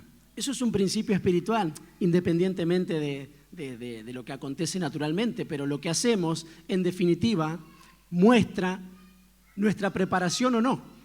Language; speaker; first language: Spanish; native; Spanish